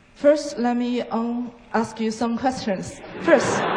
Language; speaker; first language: English; non-native, fluent; Chinese